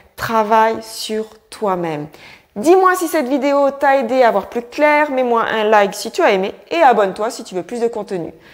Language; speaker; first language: French; native; French